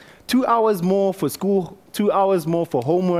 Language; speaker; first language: English; non-native, local second language; Northern Sotho